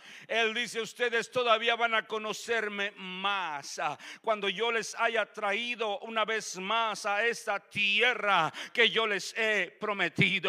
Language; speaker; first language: Spanish; native; Spanish